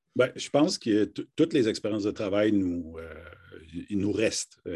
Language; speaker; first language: French; native; French